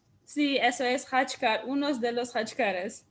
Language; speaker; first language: Spanish; non-native, fluent; Armenian